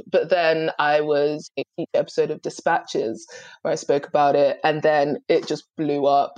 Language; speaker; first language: English; native; English